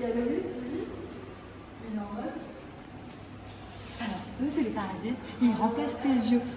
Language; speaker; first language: French; native; French